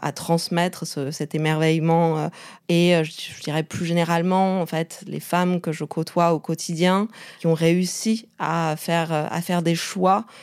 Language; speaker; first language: French; non-native, fluent; Chinese